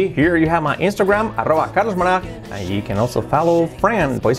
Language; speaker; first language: English; non-native, fluent; Spanish